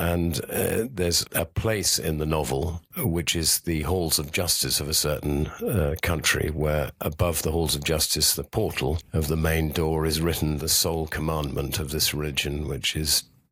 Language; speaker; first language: English; native; English